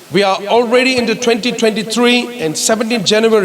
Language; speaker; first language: English; non-native, local second language; Tamil